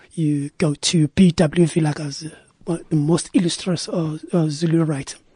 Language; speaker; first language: English; non-native, local second language; Zulu